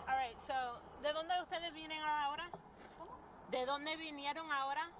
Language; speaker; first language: Spanish; early bilingual, heritage; Spanish